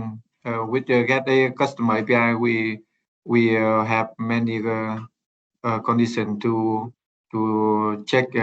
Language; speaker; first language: English; non-native, learner; Vietnamese